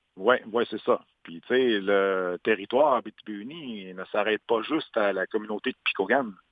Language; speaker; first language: French; non-native, local second language; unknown